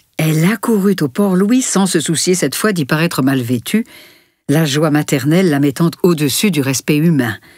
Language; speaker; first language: French; native; French